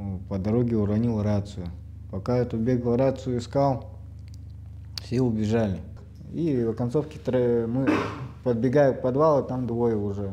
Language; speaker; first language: Russian; native; Russian